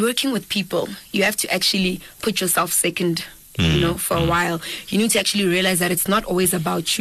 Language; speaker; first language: English; non-native, local second language; Northern Sotho